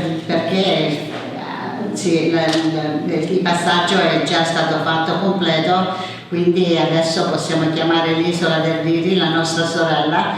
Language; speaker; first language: Italian; early bilingual, heritage; English